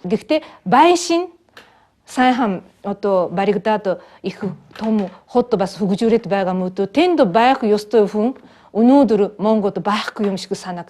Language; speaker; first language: Mongolian; non-native, fluent; Japanese